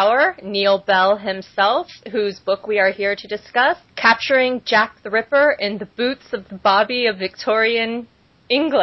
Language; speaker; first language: English; native; English